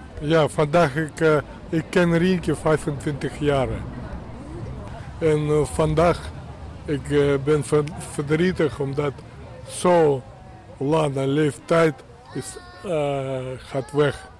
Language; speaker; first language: Dutch; non-native, learner; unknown